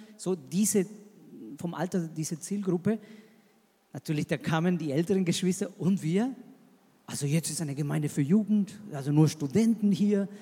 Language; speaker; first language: German; non-native, fluent; Spanish